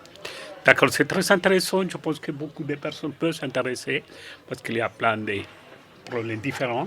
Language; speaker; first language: French; non-native, fluent; Spanish